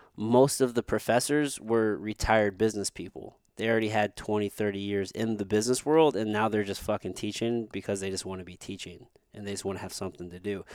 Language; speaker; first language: English; native; English